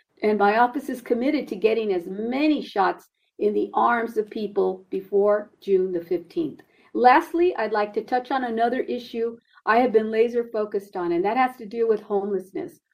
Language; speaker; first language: English; early bilingual, other home language; Spanish